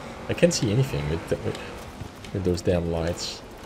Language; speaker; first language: English; non-native, fluent; Dutch